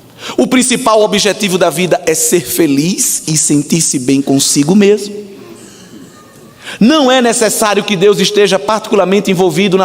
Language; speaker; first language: Portuguese; native; Portuguese